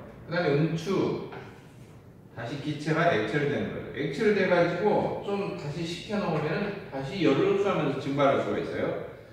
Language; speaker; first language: Korean; native; Korean